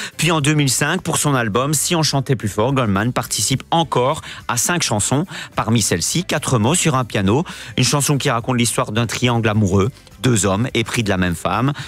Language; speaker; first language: French; native; French